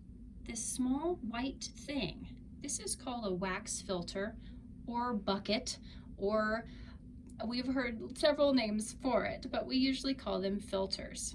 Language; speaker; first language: English; native; English